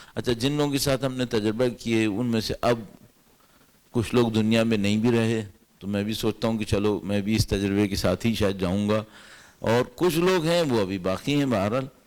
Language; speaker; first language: Urdu; native; Urdu